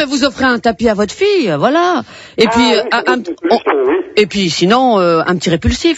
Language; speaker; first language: French; native; French